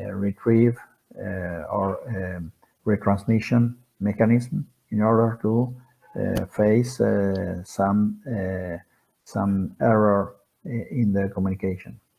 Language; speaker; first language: English; non-native, fluent; Spanish